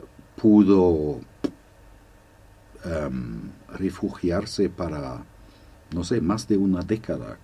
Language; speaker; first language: Spanish; non-native, fluent; German